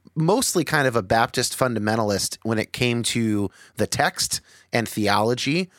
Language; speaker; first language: English; native; English